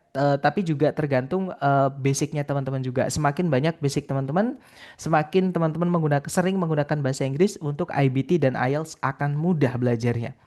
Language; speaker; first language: Indonesian; non-native, local second language; Javanese